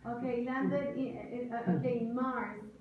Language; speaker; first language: English; non-native, fluent; Spanish